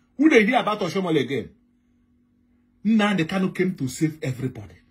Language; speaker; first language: Nigerian Pidgin; non-native, local second language; Igbo